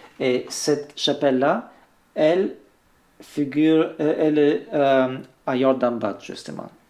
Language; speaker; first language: French; non-native, fluent; Bulgarian